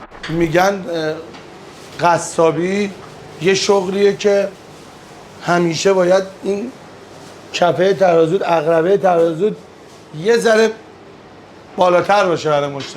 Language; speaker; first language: Persian; native; Persian